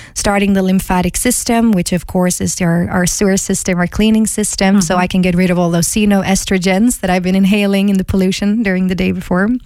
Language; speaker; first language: English; non-native, fluent; Swedish